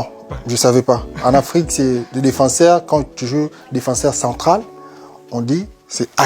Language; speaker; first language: French; non-native, local second language; Lingala